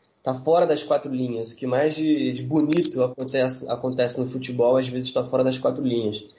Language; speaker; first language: Portuguese; native; Portuguese